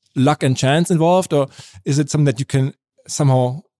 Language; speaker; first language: English; non-native, fluent; German